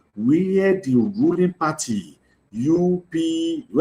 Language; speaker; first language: English; non-native, local second language; Yoruba